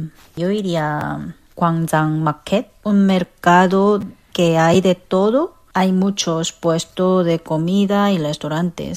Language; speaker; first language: Spanish; non-native, fluent; Korean